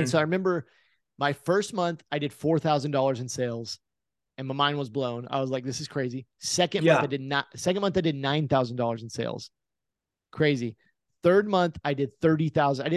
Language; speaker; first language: English; native; English